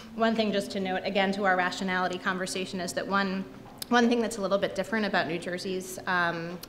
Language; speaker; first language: English; native; English